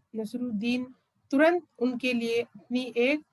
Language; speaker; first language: Hindi; non-native, local second language; Malayalam